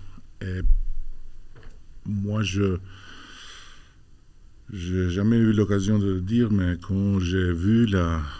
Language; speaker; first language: French; non-native, fluent; Albanian